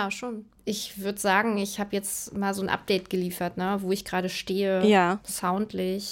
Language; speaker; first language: German; native; German